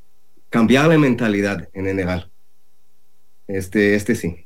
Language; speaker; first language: Spanish; non-native, learner; Hebrew